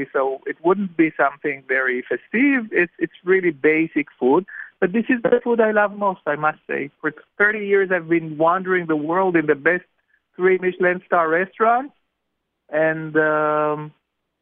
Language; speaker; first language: English; non-native, fluent; Hebrew